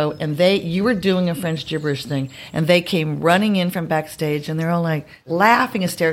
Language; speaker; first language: English; native; English